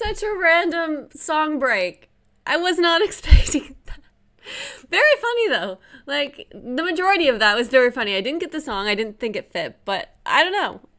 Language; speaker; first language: English; native; English